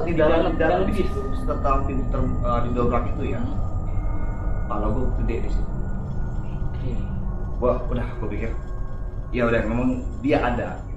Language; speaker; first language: Indonesian; native; Indonesian